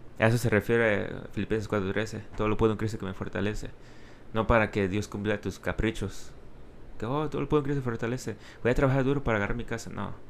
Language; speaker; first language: Spanish; early bilingual, heritage; Spanish